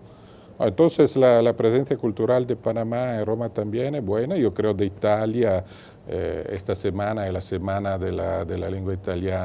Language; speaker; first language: Spanish; non-native, fluent; Italian